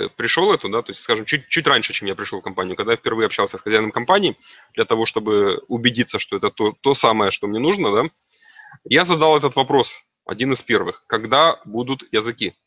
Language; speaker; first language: Russian; native; Russian